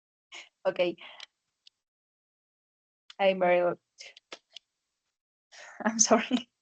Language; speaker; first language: English; non-native, learner; Spanish